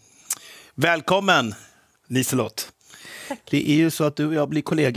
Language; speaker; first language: Swedish; native; Swedish